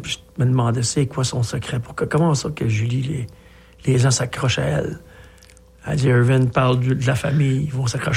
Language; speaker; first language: French; native; French